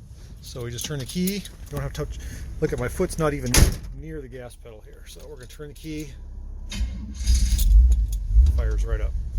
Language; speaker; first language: English; native; English